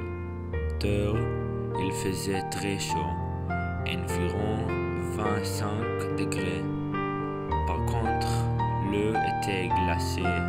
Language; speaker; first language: French; non-native, learner; English